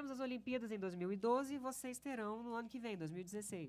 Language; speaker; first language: Portuguese; native; Portuguese